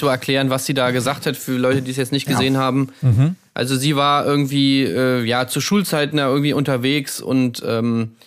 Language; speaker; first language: German; native; German